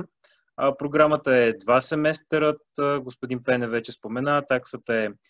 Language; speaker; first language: Bulgarian; native; Bulgarian